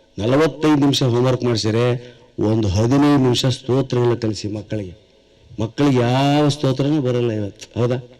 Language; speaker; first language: Kannada; native; Kannada